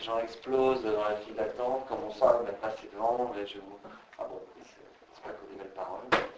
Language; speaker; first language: French; native; French